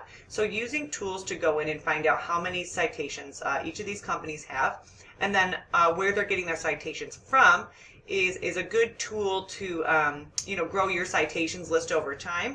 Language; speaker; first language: English; native; English